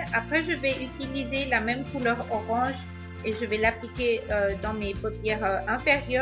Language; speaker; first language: French; non-native, fluent; Spanish